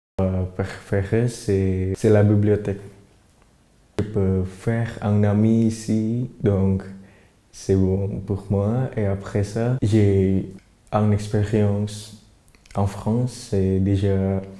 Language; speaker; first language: French; non-native, learner; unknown